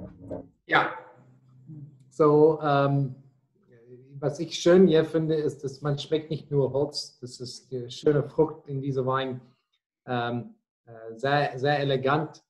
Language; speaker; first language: German; non-native, fluent; Afrikaans